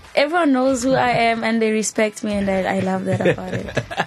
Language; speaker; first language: English; non-native, local second language; Zulu